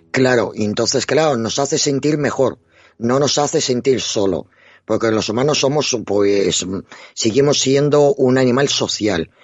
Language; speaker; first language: Spanish; non-native, fluent; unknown